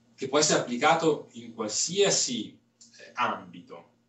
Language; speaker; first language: Italian; native; Italian